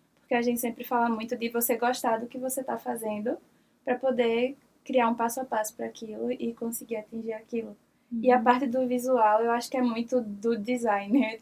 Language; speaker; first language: Portuguese; native; Portuguese